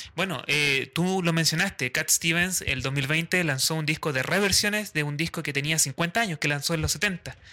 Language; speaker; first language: Spanish; native; Spanish